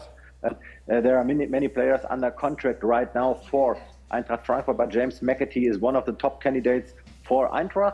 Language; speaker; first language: English; non-native, fluent; German